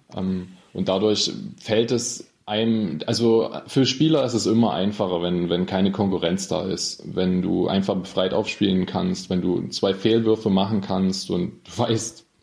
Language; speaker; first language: German; native; German